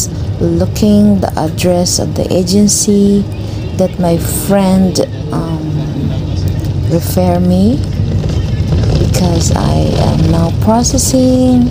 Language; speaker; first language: English; non-native, local second language; Filipino